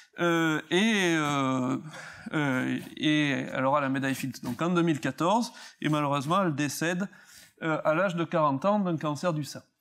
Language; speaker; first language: French; native; French